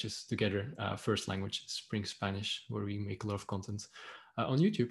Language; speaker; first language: English; non-native, fluent; Dutch